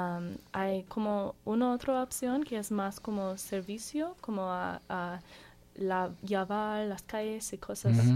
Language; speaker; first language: Spanish; non-native, learner; English